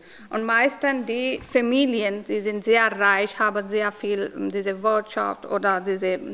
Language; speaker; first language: German; non-native, learner; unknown